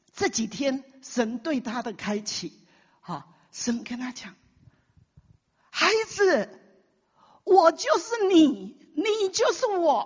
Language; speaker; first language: Chinese; native; Chinese